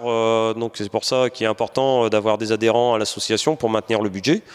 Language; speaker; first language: French; native; French